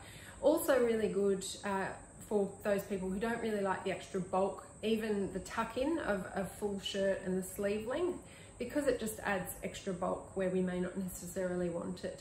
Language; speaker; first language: English; native; English